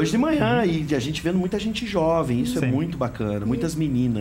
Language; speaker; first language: Portuguese; native; Portuguese